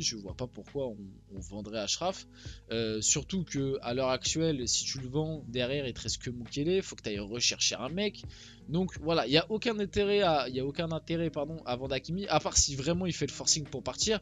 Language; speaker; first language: French; early bilingual, other home language; Portuguese